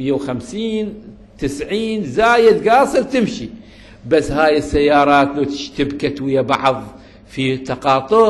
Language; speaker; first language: Arabic; native; Arabic